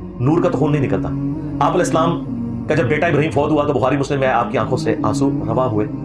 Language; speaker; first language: Urdu; native; Urdu